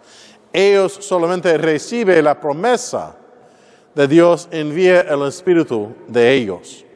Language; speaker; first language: Spanish; non-native, fluent; English